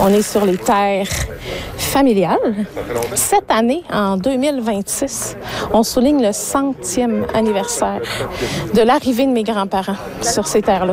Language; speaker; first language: French; native; French